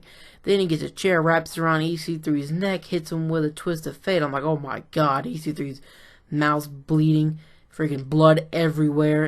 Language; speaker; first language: English; native; English